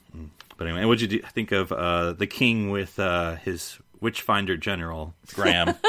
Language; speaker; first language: English; native; English